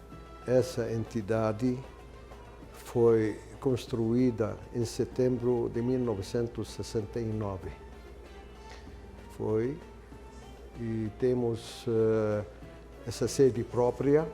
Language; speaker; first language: Portuguese; non-native, fluent; Arabic